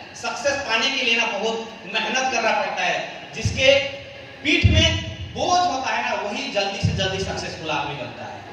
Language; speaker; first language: Hindi; non-native, local second language; Nepali